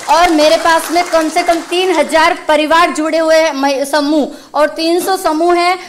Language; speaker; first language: Hindi; native; Hindi